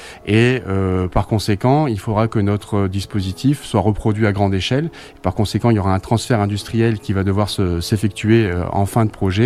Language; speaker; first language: French; native; French